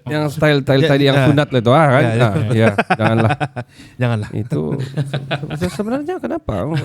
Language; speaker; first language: Malay; native; Malay